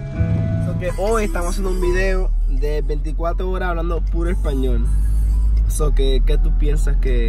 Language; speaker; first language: Spanish; early bilingual, heritage; English